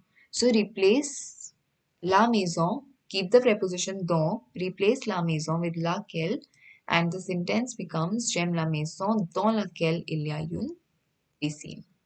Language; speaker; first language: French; non-native, fluent; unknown